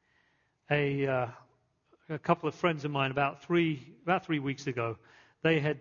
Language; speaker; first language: English; native; English